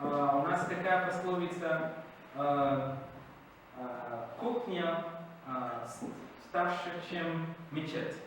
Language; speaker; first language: Russian; non-native, learner; Bambara